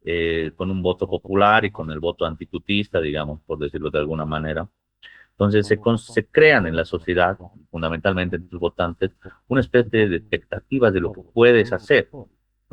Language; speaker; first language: Spanish; native; Spanish